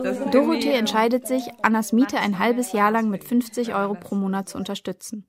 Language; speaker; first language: German; native; German